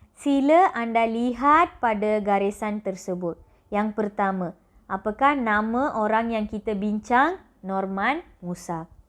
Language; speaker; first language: Malay; non-native, local second language; Tamil